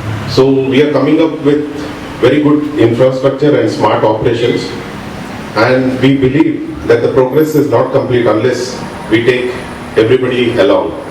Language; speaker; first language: English; non-native, local second language; Malayalam